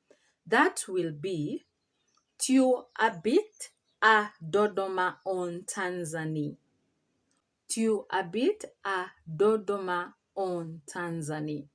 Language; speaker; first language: French; non-native, fluent; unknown